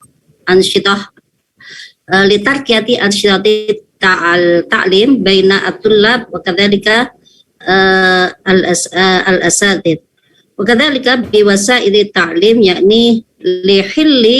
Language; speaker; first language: Arabic; non-native, fluent; Indonesian